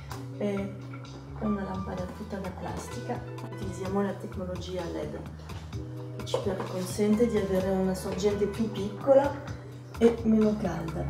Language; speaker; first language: Italian; non-native, fluent; French